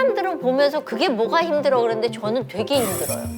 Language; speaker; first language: Korean; native; Korean